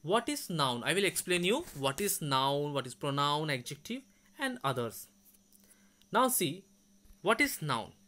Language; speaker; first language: English; non-native, local second language; Bangla